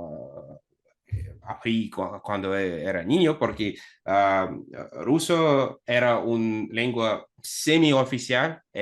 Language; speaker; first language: Spanish; non-native, fluent; Russian